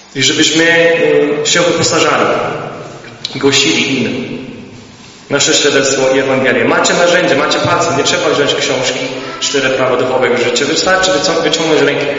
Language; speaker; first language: Polish; early bilingual, heritage; Polish